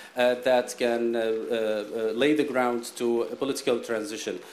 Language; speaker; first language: English; non-native, fluent; Arabic